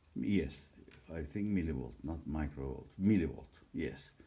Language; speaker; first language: English; non-native, learner; Turkish